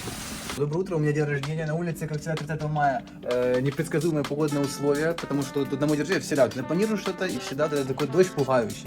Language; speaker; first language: Russian; native; Russian